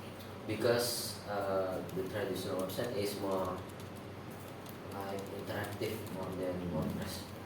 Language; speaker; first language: English; non-native, learner; Indonesian